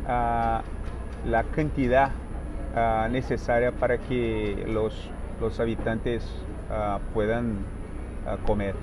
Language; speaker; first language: Spanish; non-native, fluent; Portuguese